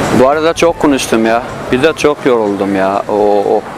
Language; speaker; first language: Turkish; non-native, learner; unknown